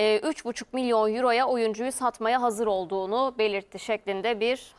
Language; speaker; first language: Turkish; native; Turkish